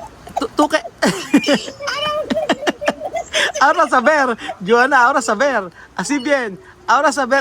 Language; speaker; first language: Spanish; non-native, learner; Filipino